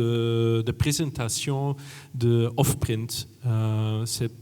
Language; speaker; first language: French; non-native, fluent; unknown